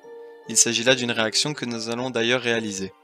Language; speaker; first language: French; native; French